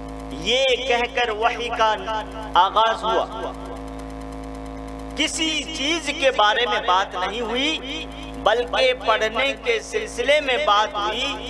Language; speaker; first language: Urdu; native; Urdu